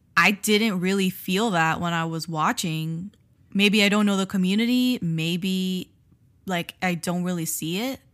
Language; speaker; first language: English; early bilingual, other home language; Spanish